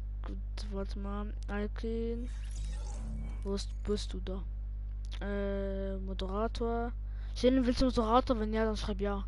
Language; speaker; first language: German; native; German